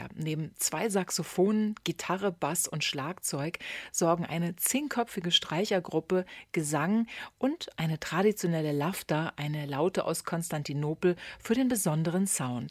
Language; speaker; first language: German; native; German